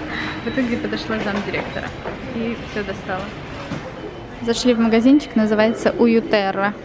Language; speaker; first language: Russian; native; Russian